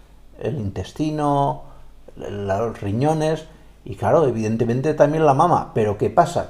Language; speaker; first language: Spanish; native; Spanish